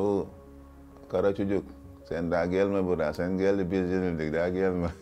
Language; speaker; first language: Turkish; non-native, learner; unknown